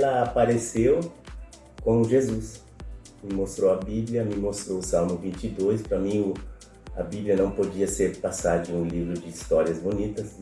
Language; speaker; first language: Portuguese; non-native, fluent; Spanish